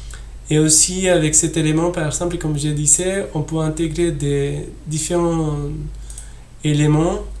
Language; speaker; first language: French; non-native, fluent; Spanish